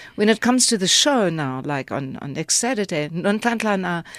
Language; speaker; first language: English; native; English